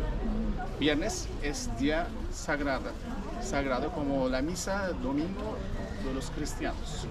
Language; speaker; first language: Spanish; non-native, learner; Turkish